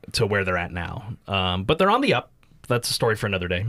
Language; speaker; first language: English; early bilingual, other home language; Filipino